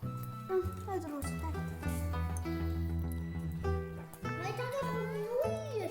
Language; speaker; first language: Icelandic; non-native, learner; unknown